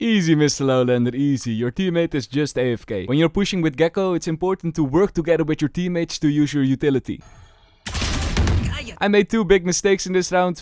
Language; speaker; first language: English; non-native, fluent; Dutch